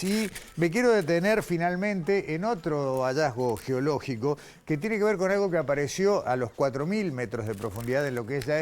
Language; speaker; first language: Spanish; native; Spanish